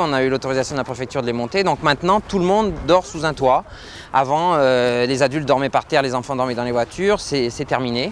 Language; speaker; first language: French; native; French